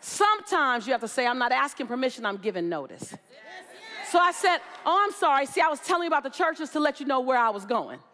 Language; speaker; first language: English; native; English